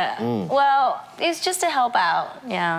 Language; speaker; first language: English; early bilingual, other home language; Vietnamese